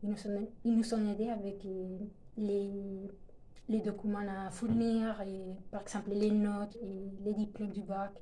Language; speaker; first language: French; non-native, fluent; Spanish